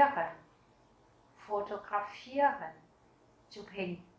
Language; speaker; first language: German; non-native, fluent; Vietnamese